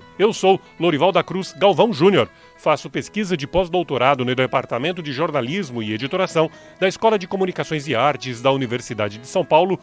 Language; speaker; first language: Portuguese; native; Portuguese